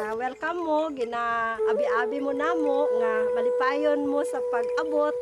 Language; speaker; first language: Cebuano; non-native, local second language; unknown